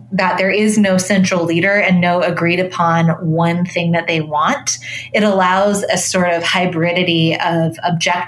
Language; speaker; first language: English; native; English